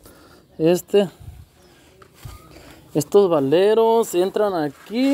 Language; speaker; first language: Spanish; native; Spanish